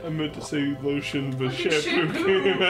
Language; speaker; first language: English; native; English